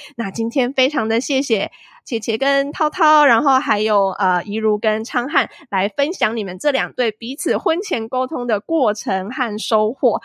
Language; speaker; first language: Chinese; native; Chinese